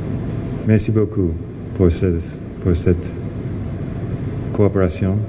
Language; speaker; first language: French; non-native, fluent; English